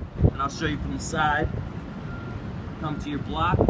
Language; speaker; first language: English; native; English